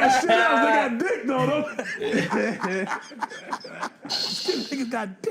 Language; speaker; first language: English; native; English